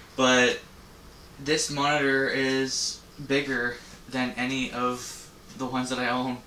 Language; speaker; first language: English; native; English